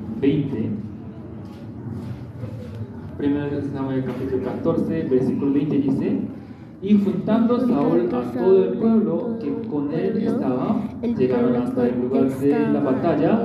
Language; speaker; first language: Spanish; non-native, learner; Korean